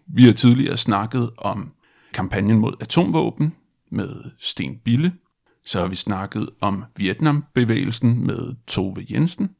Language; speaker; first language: Danish; native; Danish